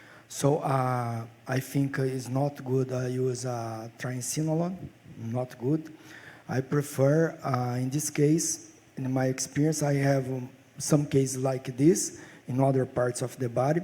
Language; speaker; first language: English; non-native, fluent; Portuguese